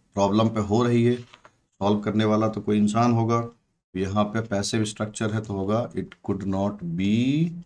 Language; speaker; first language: Hindi; native; Hindi